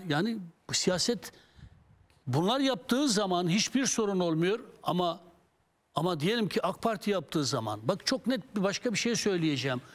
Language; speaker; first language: Turkish; non-native, local second language; Kurdish